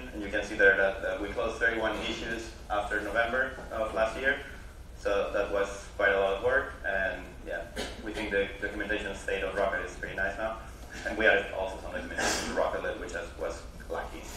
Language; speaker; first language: English; non-native, fluent; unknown